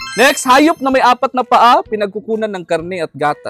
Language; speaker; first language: Filipino; non-native, local second language; Cebuano